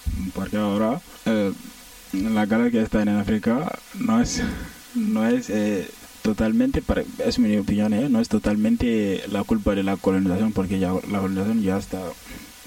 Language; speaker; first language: Spanish; non-native, learner; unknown